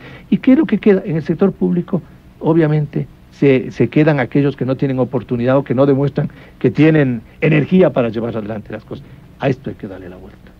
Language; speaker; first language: Spanish; native; Spanish